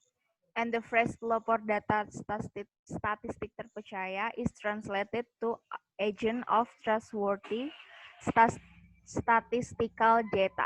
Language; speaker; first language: English; non-native, fluent; Indonesian